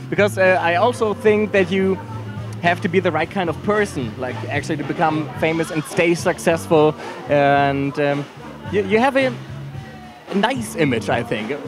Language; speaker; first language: English; non-native, fluent; German